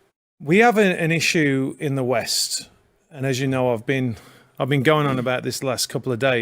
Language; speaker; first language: English; native; English